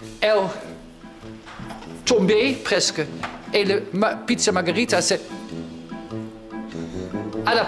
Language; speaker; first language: French; non-native, learner; Dutch